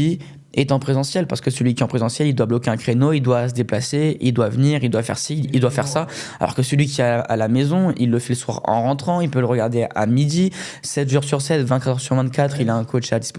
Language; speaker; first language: French; native; French